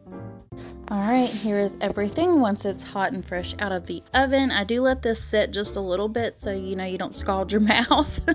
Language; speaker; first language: English; native; English